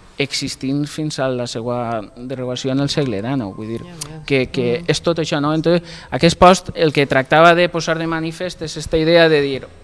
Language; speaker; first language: Catalan; native; Catalan